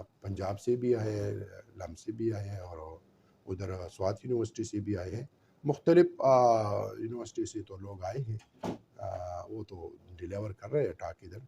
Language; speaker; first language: Urdu; non-native, local second language; Pashto